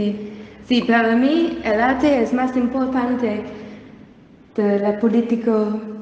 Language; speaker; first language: Spanish; non-native, learner; English